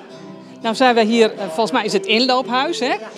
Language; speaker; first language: Dutch; native; Dutch